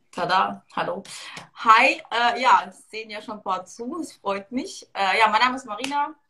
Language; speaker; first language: German; early bilingual, other home language; Russian